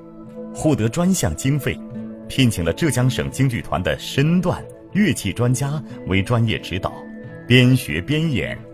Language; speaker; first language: Chinese; native; Chinese